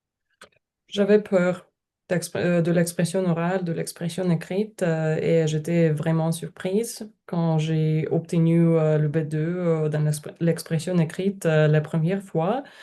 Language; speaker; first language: French; non-native, learner; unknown